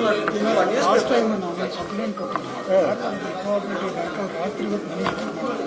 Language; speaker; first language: Kannada; non-native, fluent; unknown